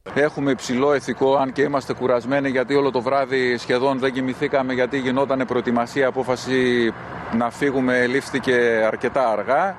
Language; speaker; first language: Greek; native; Greek